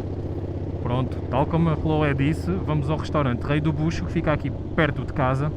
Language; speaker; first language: Portuguese; native; Portuguese